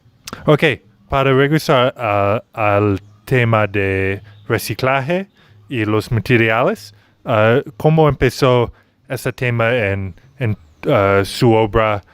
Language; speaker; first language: Spanish; non-native, fluent; English